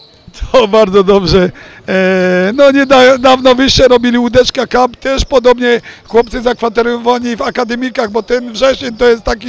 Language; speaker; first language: Polish; native; Polish